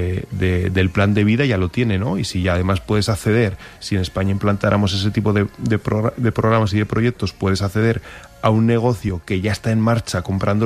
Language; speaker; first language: Spanish; native; Spanish